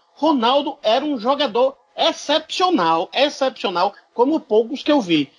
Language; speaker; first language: Portuguese; native; Portuguese